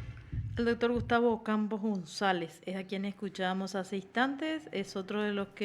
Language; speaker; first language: Spanish; native; Spanish